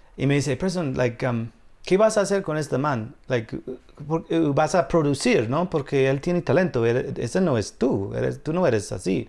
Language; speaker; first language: Spanish; non-native, fluent; English